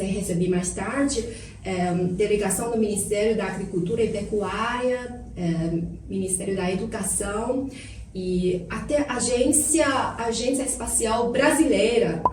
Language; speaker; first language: Portuguese; non-native, fluent; Chinese